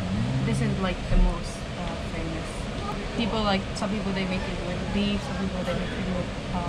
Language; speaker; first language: English; non-native, learner; Arabic